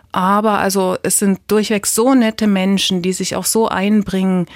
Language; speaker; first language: German; native; German